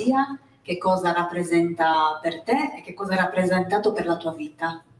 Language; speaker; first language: Italian; native; Italian